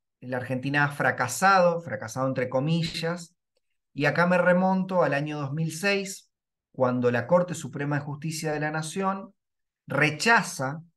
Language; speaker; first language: Spanish; native; Spanish